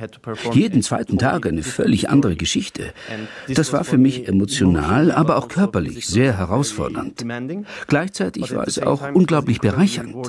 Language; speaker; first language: German; non-native, fluent; Turkish